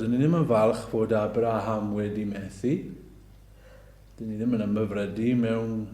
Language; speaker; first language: Welsh; native; Welsh